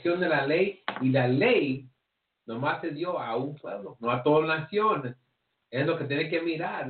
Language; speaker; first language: Spanish; early bilingual, heritage; English